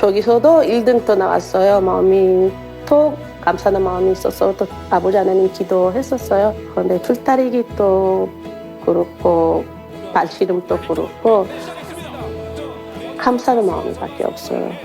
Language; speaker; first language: Korean; non-native, learner; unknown